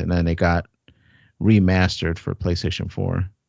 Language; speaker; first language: English; native; English